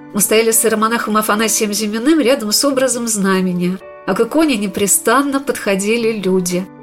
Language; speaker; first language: Russian; native; Russian